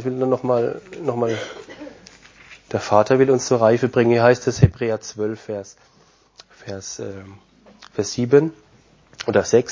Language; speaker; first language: German; non-native, fluent; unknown